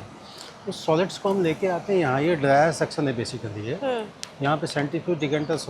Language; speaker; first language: Hindi; native; Hindi